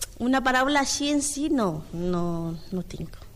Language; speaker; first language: Catalan; non-native, learner; Spanish